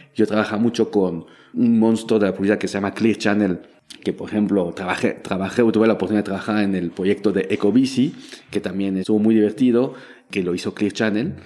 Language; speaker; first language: Spanish; non-native, fluent; French